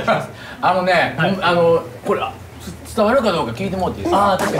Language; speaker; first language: Japanese; native; Japanese